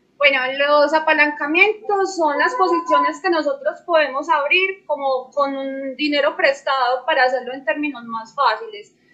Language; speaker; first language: Spanish; native; Spanish